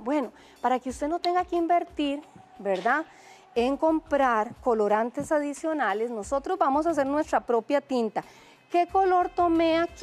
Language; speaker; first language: Spanish; native; Spanish